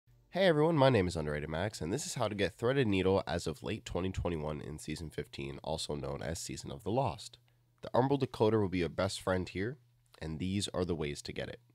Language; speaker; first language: English; native; English